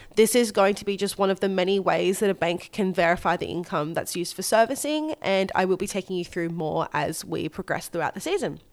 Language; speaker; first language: English; native; English